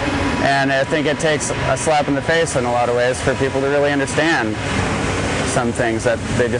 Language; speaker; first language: English; native; English